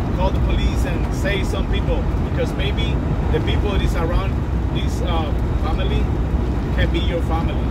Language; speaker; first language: English; non-native, learner; Spanish